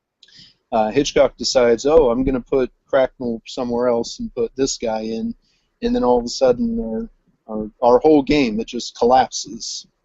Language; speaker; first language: English; native; English